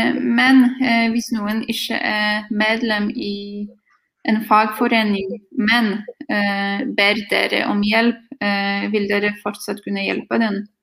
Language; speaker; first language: Norwegian; non-native, fluent; Polish